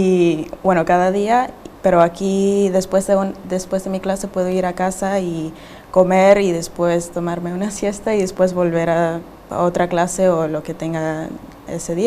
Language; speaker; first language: Spanish; early bilingual, heritage; Spanish